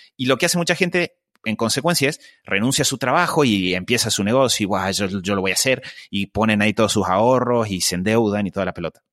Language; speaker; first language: Spanish; native; Spanish